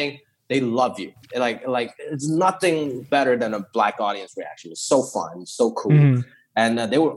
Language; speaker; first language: English; early bilingual, other home language; Cantonese